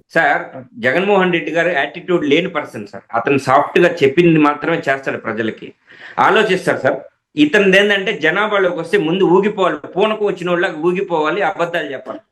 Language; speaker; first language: Telugu; native; Telugu